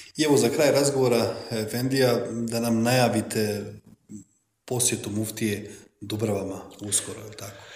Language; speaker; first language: Croatian; native; Croatian